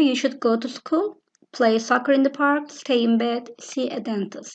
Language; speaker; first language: English; non-native, fluent; Turkish